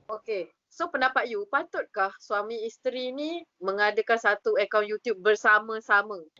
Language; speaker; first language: Malay; native; Malay